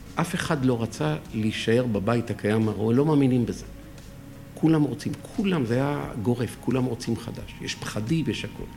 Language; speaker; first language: Hebrew; early bilingual, other home language; French